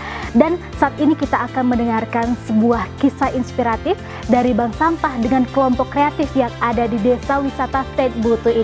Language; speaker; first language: Indonesian; native; Indonesian